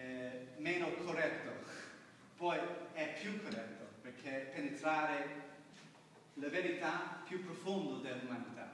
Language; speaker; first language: Italian; non-native, learner; English